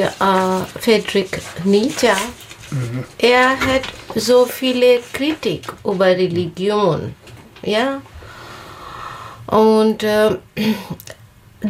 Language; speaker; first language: German; non-native, learner; Bangla